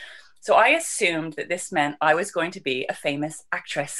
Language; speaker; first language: English; native; English